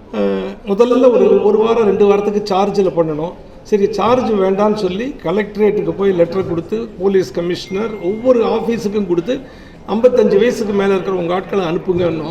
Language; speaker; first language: Tamil; native; Tamil